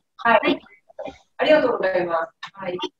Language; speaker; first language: Japanese; native; Japanese